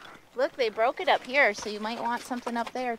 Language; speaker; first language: English; native; English